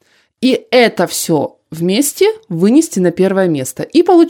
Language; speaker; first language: Russian; native; Russian